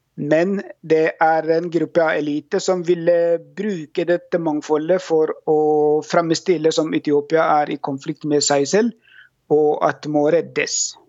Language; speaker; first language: Norwegian; non-native, fluent; Oromo